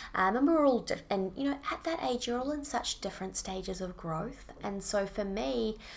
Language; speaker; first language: English; native; English